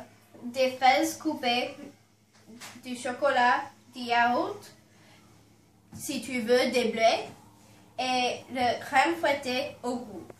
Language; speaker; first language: French; non-native, learner; English